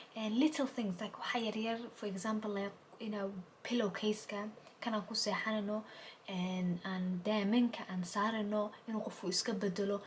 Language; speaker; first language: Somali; early bilingual, heritage; Somali